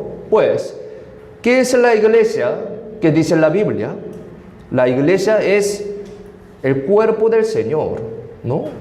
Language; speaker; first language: Spanish; non-native, fluent; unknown